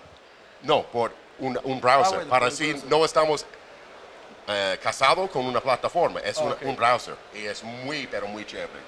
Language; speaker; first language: Spanish; non-native, fluent; English